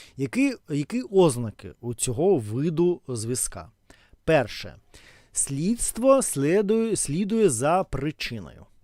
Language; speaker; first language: Ukrainian; non-native, local second language; Russian